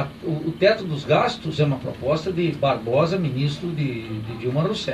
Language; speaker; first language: Portuguese; native; Portuguese